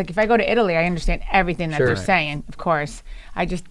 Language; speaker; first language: English; early bilingual, other home language; Italian